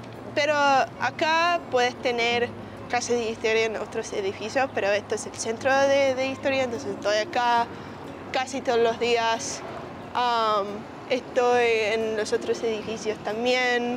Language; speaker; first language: Spanish; early bilingual, heritage; Spanish